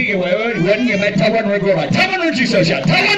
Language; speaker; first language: Chinese; non-native, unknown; English